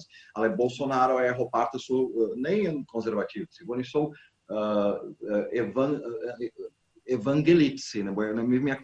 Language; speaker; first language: Czech; non-native, fluent; Portuguese